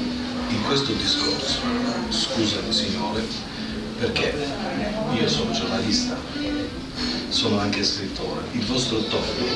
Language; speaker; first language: Italian; non-native, fluent; Albanian